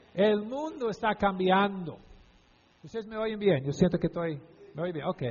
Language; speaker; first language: Spanish; non-native, fluent; English